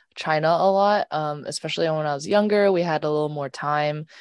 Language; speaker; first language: English; native; English